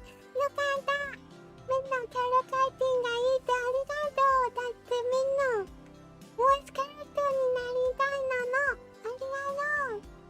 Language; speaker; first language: Japanese; non-native, learner; English